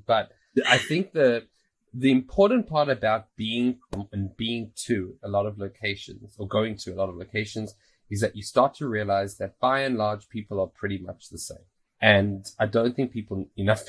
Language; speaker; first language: English; native; English